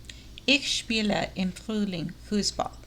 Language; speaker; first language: German; non-native, learner; English